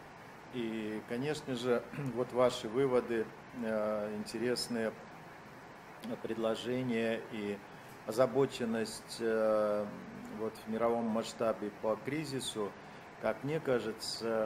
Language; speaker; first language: Russian; native; Russian